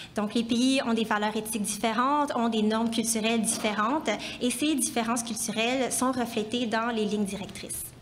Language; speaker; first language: French; native; French